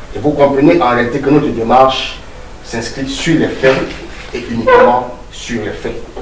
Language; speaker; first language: French; non-native, local second language; Duala